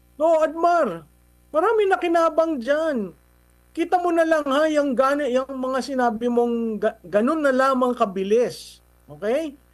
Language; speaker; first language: Filipino; native; Filipino